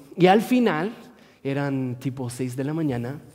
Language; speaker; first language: Spanish; non-native, fluent; English